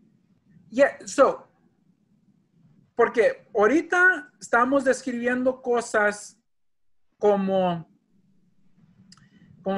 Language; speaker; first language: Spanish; early bilingual, heritage; Spanish